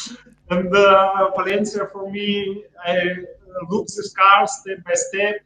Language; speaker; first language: English; non-native, learner; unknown